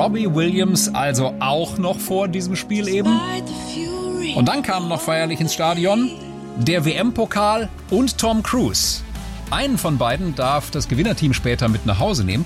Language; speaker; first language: German; native; German